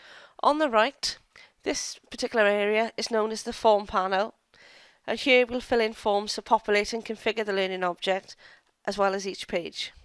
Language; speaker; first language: English; native; English